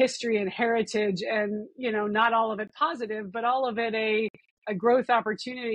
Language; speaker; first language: English; native; English